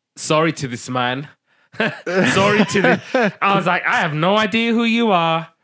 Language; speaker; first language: English; non-native, local second language; Somali